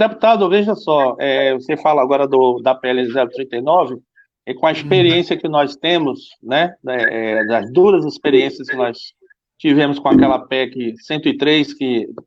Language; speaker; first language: Portuguese; native; Portuguese